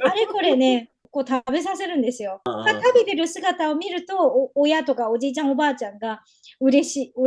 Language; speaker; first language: Japanese; native; Japanese